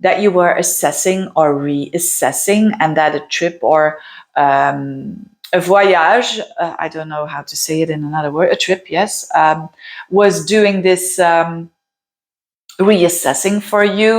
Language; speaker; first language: English; non-native, fluent; Dutch